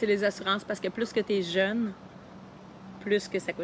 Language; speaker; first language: French; native; French